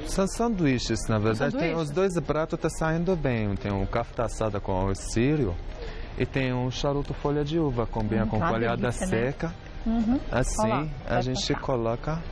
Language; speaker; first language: Portuguese; non-native, learner; Arabic